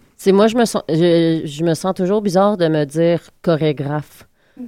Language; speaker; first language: French; native; French